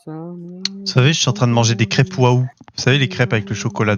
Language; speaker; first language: French; native; French